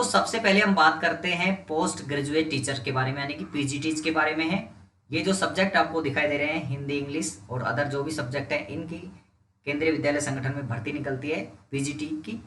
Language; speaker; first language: Hindi; native; Hindi